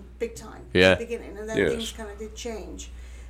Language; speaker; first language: English; native; English